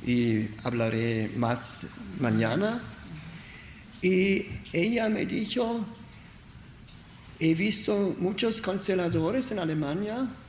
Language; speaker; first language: Spanish; non-native, learner; German